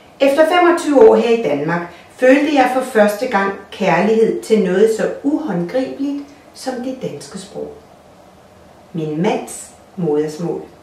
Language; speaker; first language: Danish; non-native, fluent; Russian